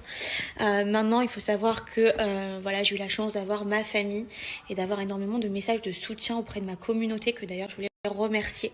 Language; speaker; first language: French; native; French